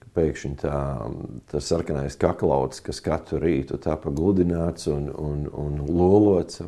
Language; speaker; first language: Latvian; native; Latvian